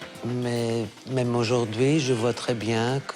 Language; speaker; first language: French; non-native, fluent; Greek